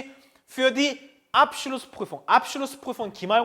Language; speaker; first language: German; non-native, fluent; Korean